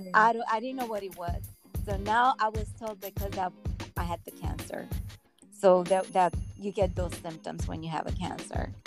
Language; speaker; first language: English; early bilingual, other home language; Armenian